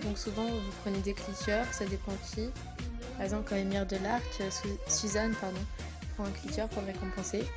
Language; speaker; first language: French; native; French